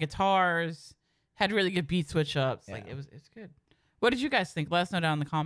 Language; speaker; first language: English; native; English